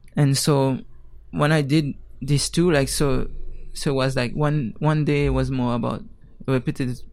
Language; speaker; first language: English; non-native, fluent; French